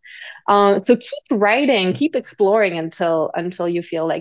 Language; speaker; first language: English; non-native, fluent; French